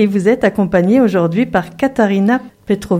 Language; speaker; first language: French; native; French